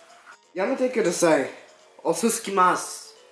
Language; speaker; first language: Japanese; non-native, learner; English